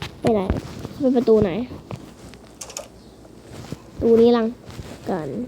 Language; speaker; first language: Thai; native; Thai